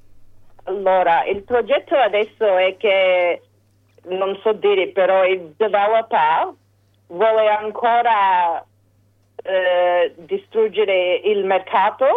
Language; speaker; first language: Italian; early bilingual, heritage; English